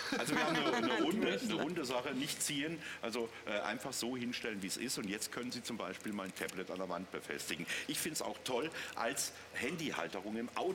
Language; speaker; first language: German; native; German